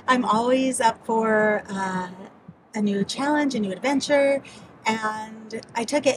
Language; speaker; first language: English; early bilingual, other home language; Spanish